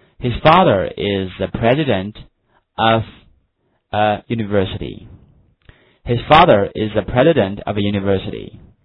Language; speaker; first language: English; non-native, fluent; Chinese